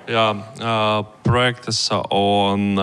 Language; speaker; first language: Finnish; non-native, learner; Ukrainian